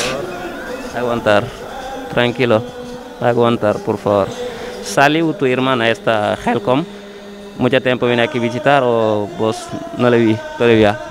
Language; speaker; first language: Spanish; non-native, learner; Wolof